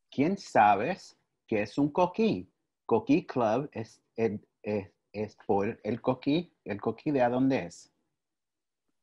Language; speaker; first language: Spanish; early bilingual, heritage; English